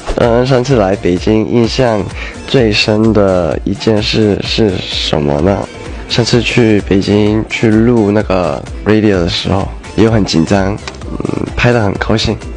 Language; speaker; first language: Chinese; early bilingual, heritage; Chinese